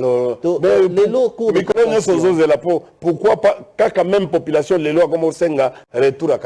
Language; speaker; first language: French; non-native, local second language; Lingala